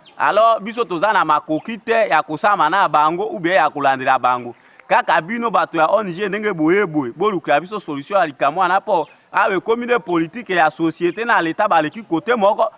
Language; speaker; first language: Lingala; non-native, local second language; Mongo